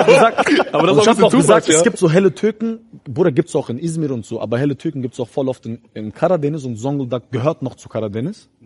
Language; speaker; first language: German; early bilingual, other home language; Turkish